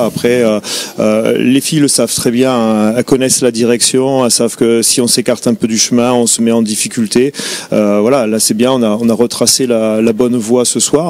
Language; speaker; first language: French; native; French